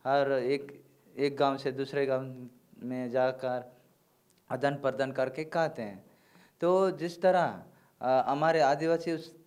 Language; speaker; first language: Hindi; non-native, local second language; Gondi